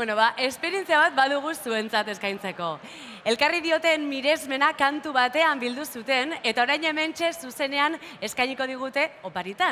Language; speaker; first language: Basque; native; Basque